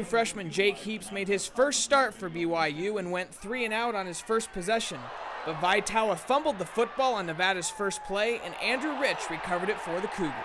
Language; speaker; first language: English; native; English